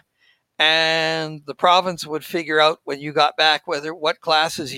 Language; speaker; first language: English; native; English